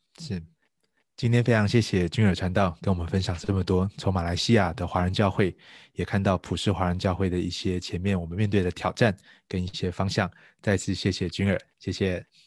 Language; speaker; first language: Chinese; native; Chinese